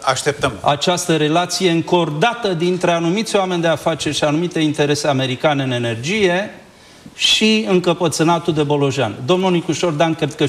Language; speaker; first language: Romanian; native; Romanian